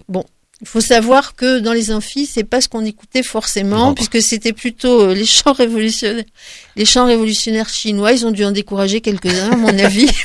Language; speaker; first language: French; native; French